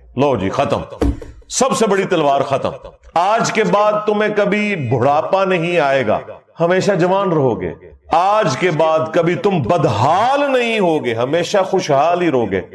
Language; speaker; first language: Urdu; non-native, local second language; Punjabi